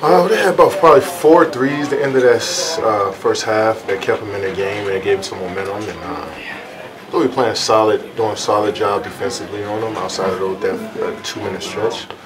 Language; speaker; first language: English; native; English